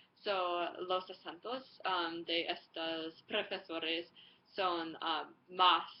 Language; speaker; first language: Spanish; non-native, learner; English